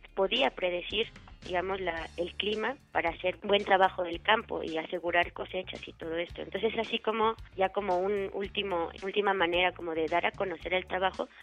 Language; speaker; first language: Spanish; native; Spanish